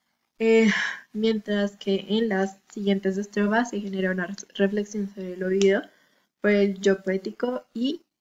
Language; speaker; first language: Spanish; native; Spanish